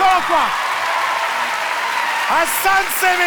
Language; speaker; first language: Italian; native; Italian